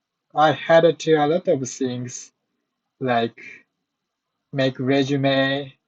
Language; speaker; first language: English; non-native, learner; Japanese